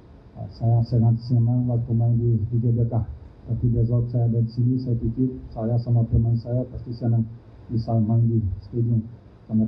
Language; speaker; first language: Indonesian; non-native, fluent; Thai